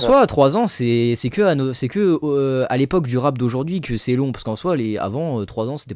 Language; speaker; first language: French; native; French